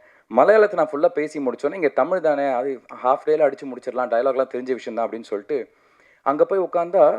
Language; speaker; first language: Tamil; native; Tamil